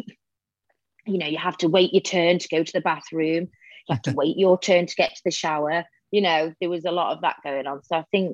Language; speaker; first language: English; native; English